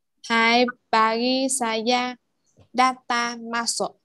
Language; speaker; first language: Indonesian; non-native, learner; Vietnamese